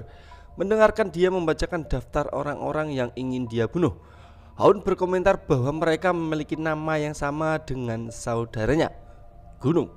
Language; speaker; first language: Indonesian; native; Indonesian